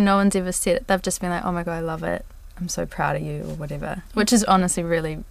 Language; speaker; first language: English; native; English